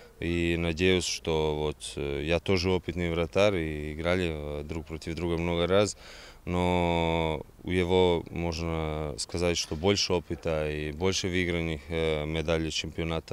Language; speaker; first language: Russian; non-native, fluent; Serbian